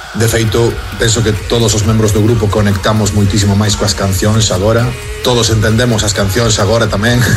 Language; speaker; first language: Galician; non-native, local second language; Spanish